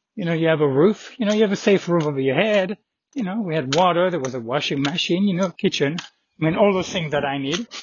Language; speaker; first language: English; non-native, fluent; French